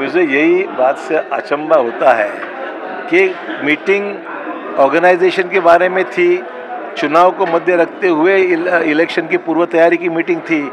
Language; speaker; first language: Hindi; non-native, local second language; Marathi